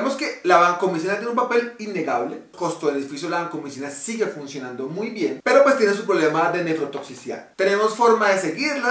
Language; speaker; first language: Spanish; native; Spanish